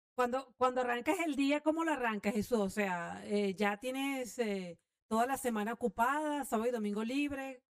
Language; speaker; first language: Spanish; native; Spanish